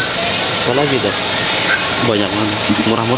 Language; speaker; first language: Indonesian; non-native, local second language; Javanese